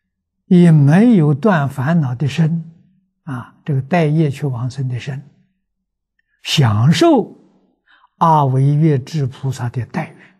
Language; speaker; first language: Chinese; native; Chinese